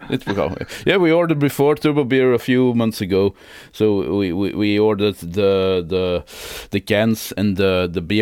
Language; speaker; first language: English; non-native, fluent; Dutch